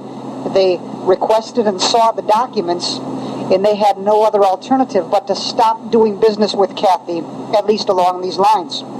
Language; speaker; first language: English; native; English